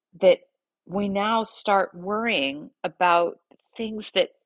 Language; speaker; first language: English; native; English